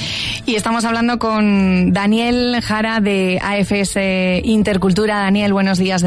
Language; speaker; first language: Spanish; native; Spanish